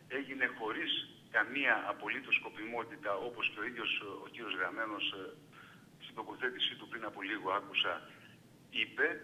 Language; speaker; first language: Greek; native; Greek